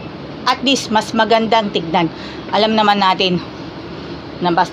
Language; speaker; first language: Filipino; native; Filipino